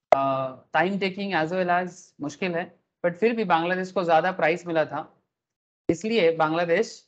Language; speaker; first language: Hindi; non-native, local second language; Bangla